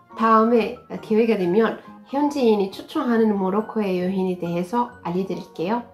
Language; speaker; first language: Korean; non-native, fluent; Arabic